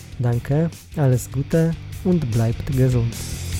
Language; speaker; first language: German; non-native, learner; Polish